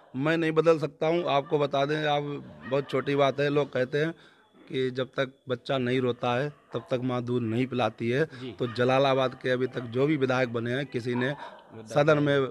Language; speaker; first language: Hindi; native; Hindi